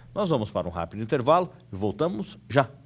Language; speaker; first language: Portuguese; native; Portuguese